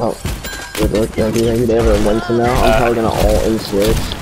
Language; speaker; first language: English; native; English